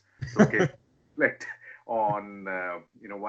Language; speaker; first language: English; non-native, local second language; Telugu